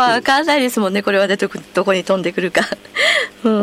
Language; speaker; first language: Japanese; native; Japanese